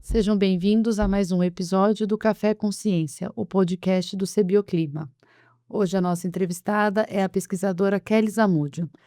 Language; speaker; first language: Portuguese; native; Portuguese